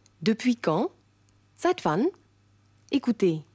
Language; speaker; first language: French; non-native, fluent; German